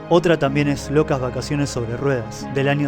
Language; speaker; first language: Spanish; native; Spanish